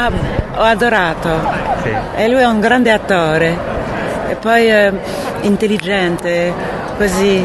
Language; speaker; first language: Italian; non-native, fluent; French